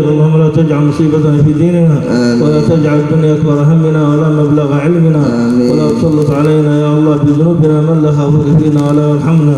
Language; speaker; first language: Arabic; native; Arabic